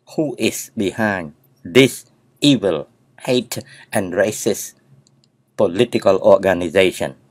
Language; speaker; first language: English; non-native, learner; Khmer